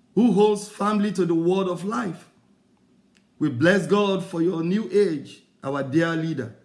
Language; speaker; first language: English; non-native, local second language; Yoruba